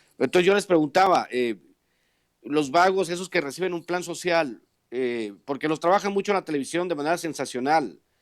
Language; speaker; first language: Spanish; native; Spanish